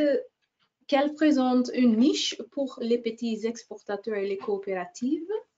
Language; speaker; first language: French; non-native, fluent; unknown